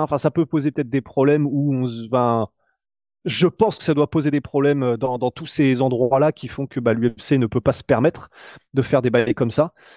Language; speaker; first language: French; native; French